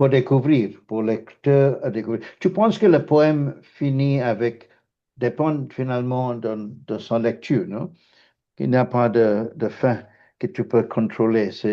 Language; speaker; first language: French; non-native, fluent; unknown